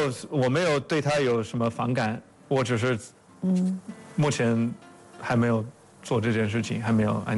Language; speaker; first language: Chinese; non-native, fluent; English